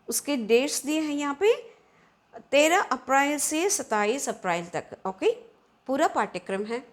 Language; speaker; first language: Hindi; non-native, local second language; Telugu